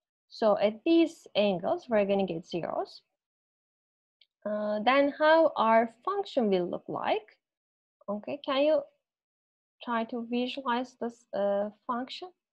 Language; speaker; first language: English; non-native, fluent; Turkish